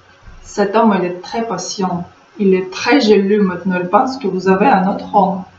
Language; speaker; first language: French; non-native, fluent; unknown